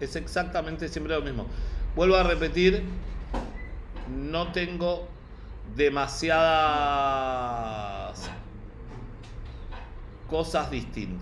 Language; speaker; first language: Spanish; native; Spanish